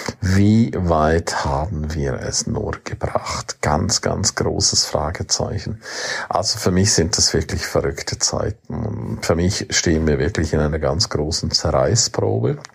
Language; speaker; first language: German; non-native, local second language; Romansh